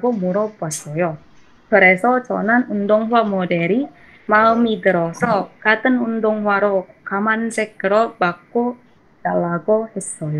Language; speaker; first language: Korean; non-native, learner; Indonesian